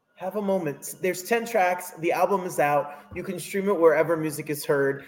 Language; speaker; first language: English; native; English